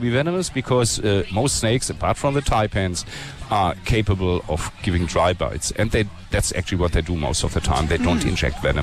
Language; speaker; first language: English; non-native, fluent; German